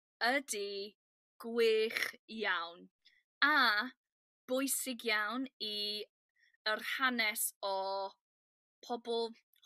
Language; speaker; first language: Welsh; non-native, learner; English